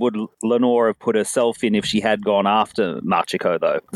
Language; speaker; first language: English; native; English